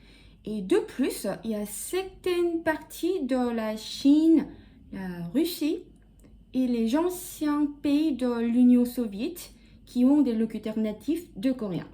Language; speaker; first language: French; non-native, fluent; Korean